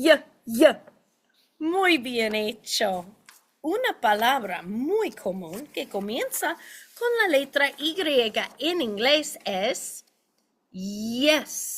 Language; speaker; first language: Spanish; non-native, fluent; English